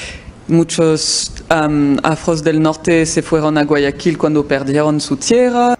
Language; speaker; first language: Spanish; non-native, fluent; French